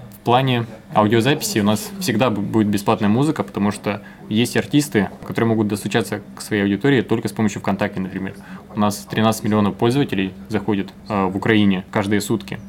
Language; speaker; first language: Russian; native; Russian